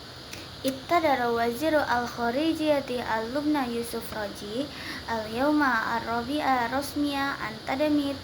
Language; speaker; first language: Arabic; non-native, learner; Indonesian